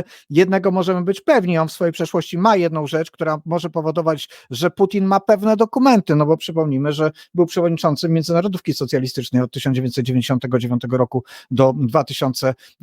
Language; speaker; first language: Polish; native; Polish